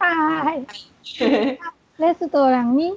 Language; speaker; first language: Japanese; non-native, learner; Chinese